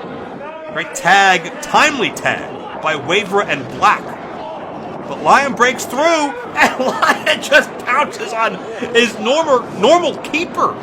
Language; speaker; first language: English; native; English